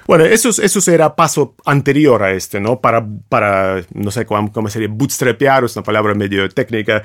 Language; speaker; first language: Spanish; non-native, fluent; Russian